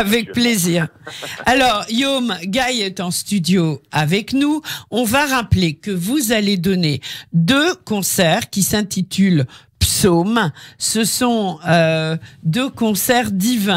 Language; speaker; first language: French; native; French